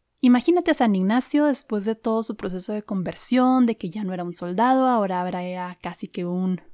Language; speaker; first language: Spanish; native; Spanish